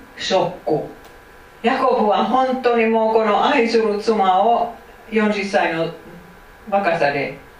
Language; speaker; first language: Japanese; non-native, fluent; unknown